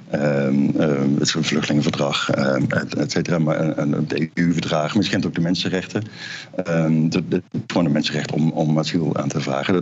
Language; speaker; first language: Dutch; native; Dutch